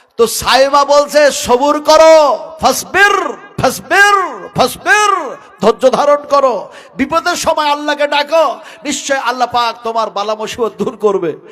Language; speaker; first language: Bangla; non-native, local second language; Hindi